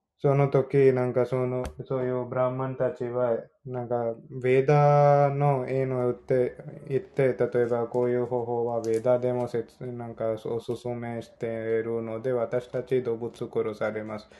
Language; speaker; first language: Japanese; non-native, learner; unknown